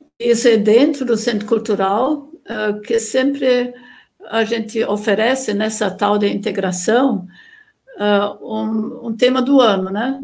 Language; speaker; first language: Portuguese; non-native, fluent; German